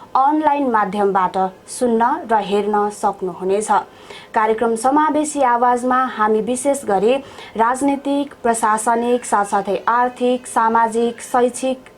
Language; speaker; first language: Nepali; native; Nepali